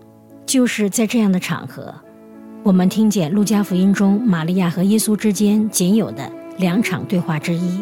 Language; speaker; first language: Chinese; native; Chinese